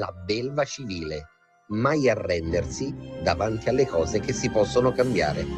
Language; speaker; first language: Italian; native; Italian